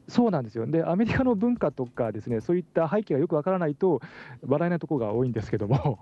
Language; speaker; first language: Japanese; native; Japanese